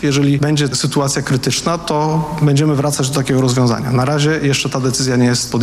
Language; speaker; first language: Polish; native; Polish